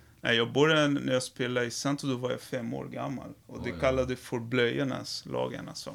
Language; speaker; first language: Swedish; non-native, fluent; Portuguese